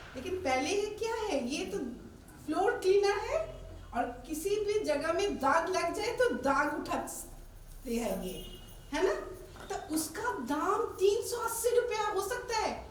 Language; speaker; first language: Hindi; non-native, local second language; Bangla